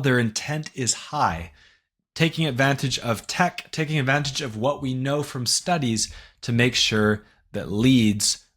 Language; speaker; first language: English; native; English